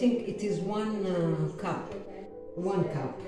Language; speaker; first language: English; non-native, learner; Arabic